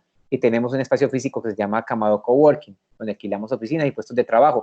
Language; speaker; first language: Spanish; native; Spanish